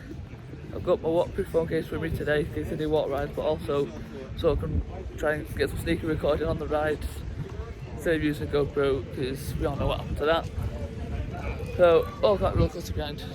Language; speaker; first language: English; native; English